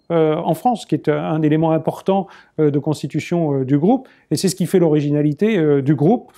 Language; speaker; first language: French; native; French